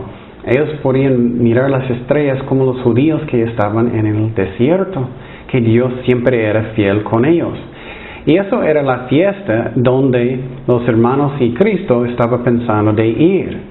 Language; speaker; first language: Spanish; non-native, fluent; English